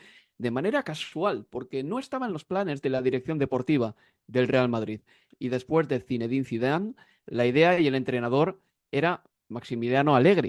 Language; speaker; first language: Spanish; native; Spanish